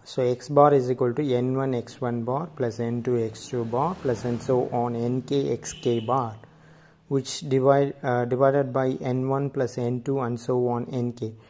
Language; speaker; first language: English; non-native, local second language; Tamil